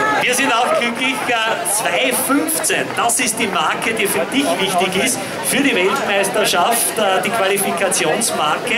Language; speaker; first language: German; native; German